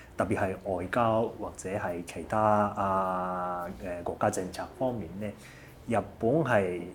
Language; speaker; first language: Cantonese; non-native, fluent; Japanese